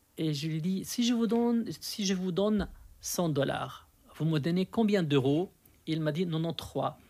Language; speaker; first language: French; non-native, fluent; Arabic